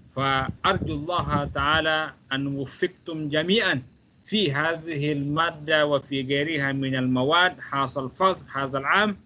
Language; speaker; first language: Arabic; non-native, fluent; Malay